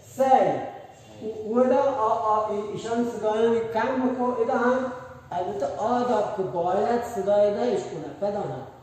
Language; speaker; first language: Persian; non-native, local second language; Baluchi